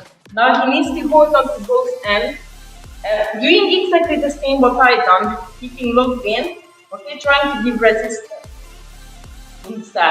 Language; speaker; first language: English; non-native, fluent; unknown